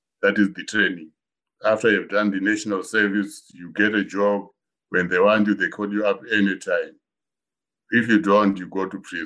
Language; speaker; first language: English; non-native, local second language; Shona